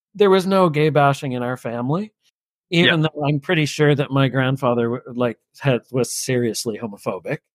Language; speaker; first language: English; native; English